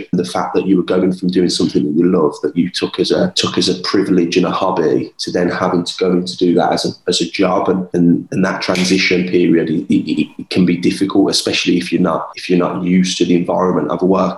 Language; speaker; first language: English; native; English